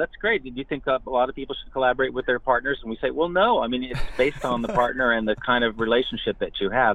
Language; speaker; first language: English; native; English